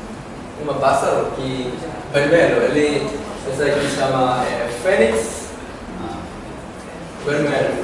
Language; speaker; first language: Portuguese; non-native, learner; Korean